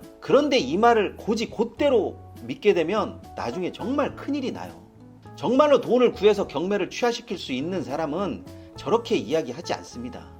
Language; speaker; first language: Korean; native; Korean